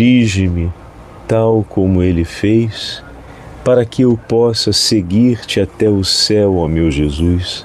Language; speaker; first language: Portuguese; native; Portuguese